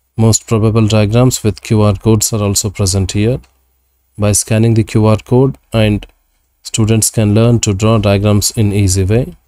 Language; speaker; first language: English; non-native, local second language; Kannada